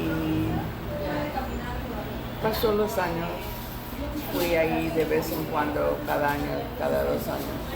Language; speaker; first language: Spanish; non-native, learner; English